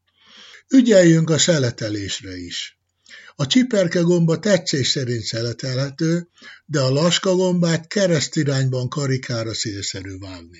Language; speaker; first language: Hungarian; native; Hungarian